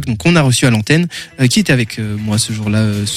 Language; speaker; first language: French; native; French